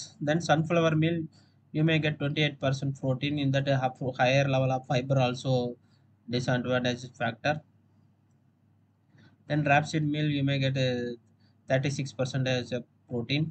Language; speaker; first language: English; non-native, local second language; Tamil